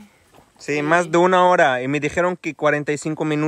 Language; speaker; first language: Spanish; non-native, fluent; Arabic